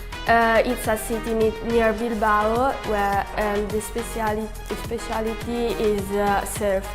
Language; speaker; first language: English; non-native, learner; Italian